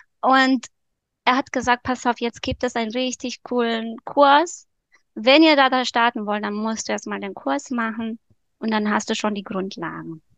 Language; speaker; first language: German; non-native, fluent; Romanian